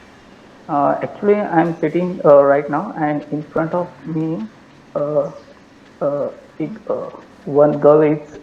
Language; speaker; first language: English; non-native, learner; Hindi